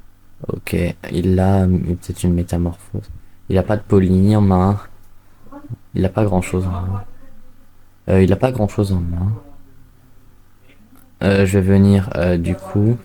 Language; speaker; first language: French; native; French